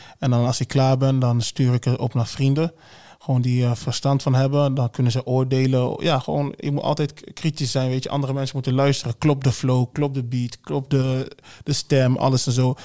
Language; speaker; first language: Dutch; early bilingual, other home language; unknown